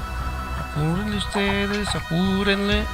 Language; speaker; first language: Spanish; native; Spanish